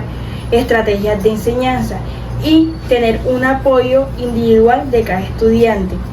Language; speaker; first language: Spanish; native; Spanish